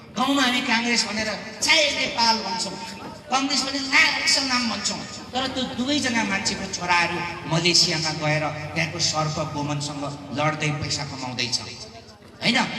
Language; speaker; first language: Nepali; non-native, local second language; Eastern Tamang